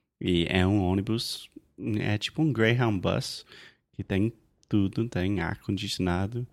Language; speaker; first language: Portuguese; non-native, fluent; English